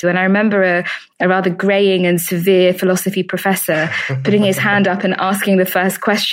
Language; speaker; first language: English; native; English